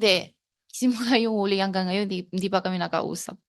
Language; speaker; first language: Filipino; non-native, learner; Chinese